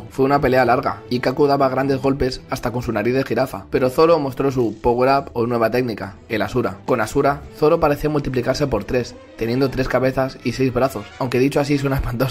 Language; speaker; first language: Spanish; native; Spanish